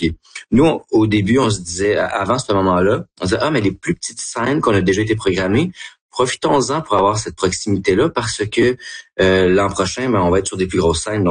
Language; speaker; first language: French; native; French